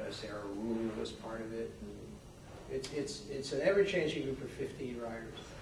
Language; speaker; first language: English; native; English